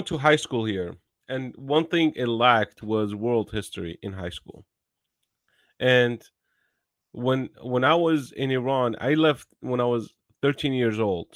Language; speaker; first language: English; non-native, fluent; Persian